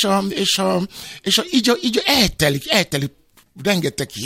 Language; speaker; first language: Hungarian; non-native, fluent; Yoruba